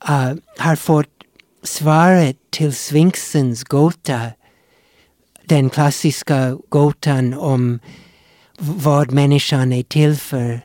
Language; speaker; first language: Swedish; non-native, fluent; English